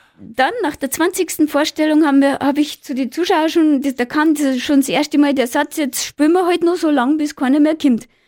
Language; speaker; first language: German; native; German